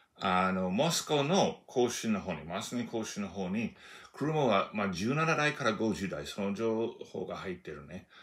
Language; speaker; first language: Japanese; non-native, fluent; English